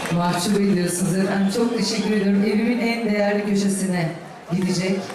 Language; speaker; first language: Turkish; native; Turkish